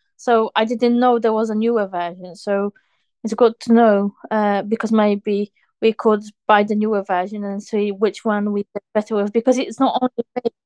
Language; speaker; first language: English; non-native, fluent; Polish